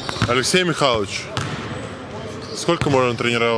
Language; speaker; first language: Russian; native; Russian